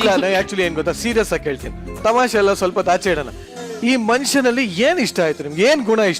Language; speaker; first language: Kannada; native; Kannada